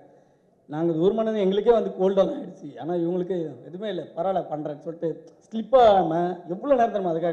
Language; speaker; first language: Tamil; native; Tamil